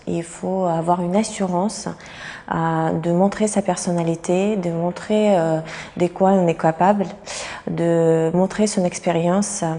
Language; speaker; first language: French; non-native, fluent; Russian